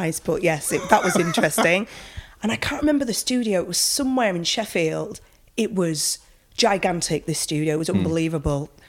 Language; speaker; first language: English; native; English